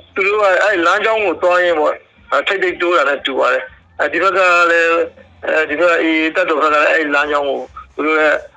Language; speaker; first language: Burmese; native; Burmese